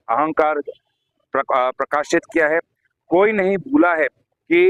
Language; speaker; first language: Hindi; non-native, local second language; Assamese